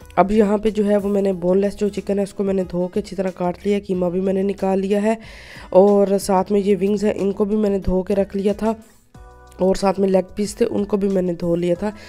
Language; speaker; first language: Urdu; non-native, local second language; Punjabi